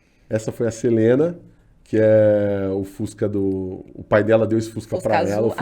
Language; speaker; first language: Portuguese; native; Portuguese